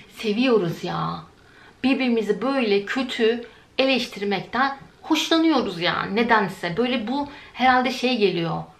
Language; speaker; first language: Turkish; native; Turkish